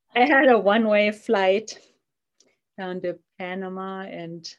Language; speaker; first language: English; non-native, fluent; German